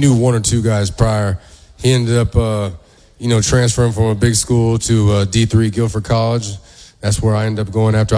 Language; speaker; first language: English; early bilingual, other home language; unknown